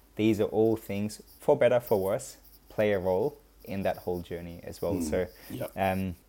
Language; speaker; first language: English; early bilingual, other home language; Hindi